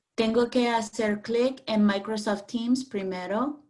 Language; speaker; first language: Spanish; non-native, fluent; English